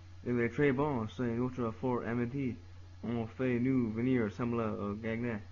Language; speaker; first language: French; non-native, learner; English